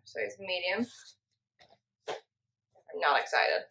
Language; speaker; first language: English; native; English